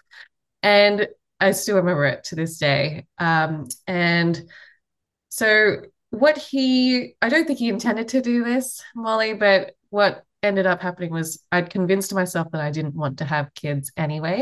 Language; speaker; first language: English; native; English